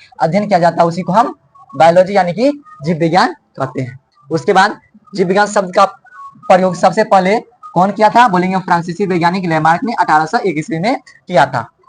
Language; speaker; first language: Hindi; native; Hindi